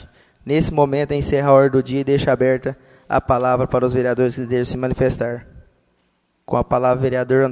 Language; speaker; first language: Portuguese; native; Portuguese